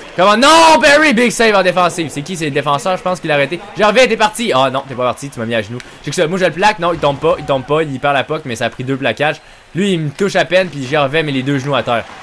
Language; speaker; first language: French; native; French